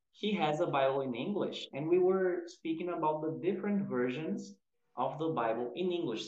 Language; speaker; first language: English; non-native, fluent; Portuguese